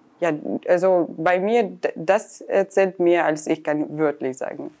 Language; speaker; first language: German; non-native, learner; Russian